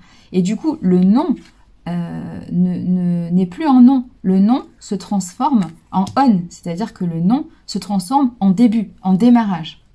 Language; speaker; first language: French; native; French